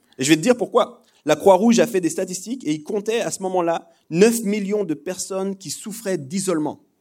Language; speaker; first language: French; native; French